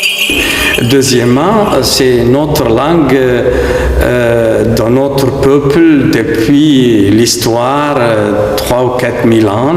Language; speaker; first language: French; non-native, fluent; Aramaic